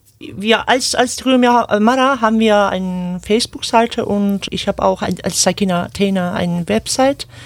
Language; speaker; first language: German; non-native, fluent; Kurdish